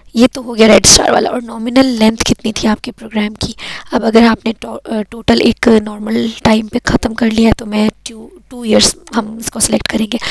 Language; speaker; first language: Urdu; native; Urdu